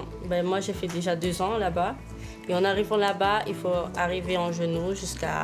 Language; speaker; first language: French; non-native, fluent; Spanish